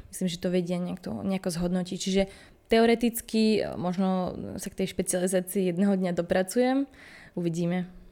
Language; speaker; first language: Slovak; native; Slovak